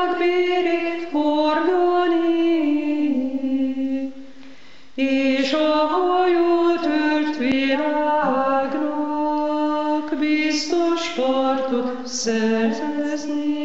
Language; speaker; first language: Hungarian; native; Hungarian